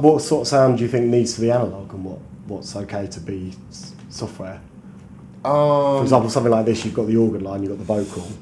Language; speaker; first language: English; native; English